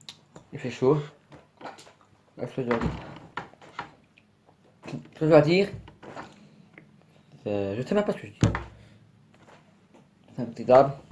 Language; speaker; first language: French; native; French